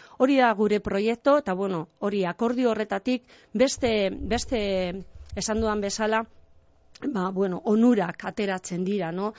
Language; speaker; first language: Basque; non-native, local second language; Spanish